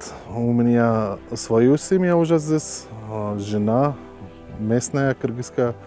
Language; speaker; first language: Russian; non-native, learner; Arabic